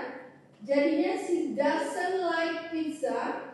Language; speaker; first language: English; non-native, fluent; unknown